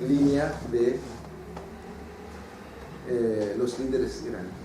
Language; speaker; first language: Spanish; non-native, fluent; Arabic